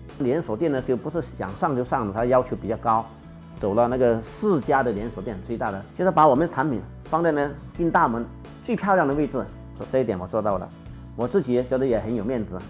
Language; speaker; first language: Chinese; non-native, local second language; Hakka Chinese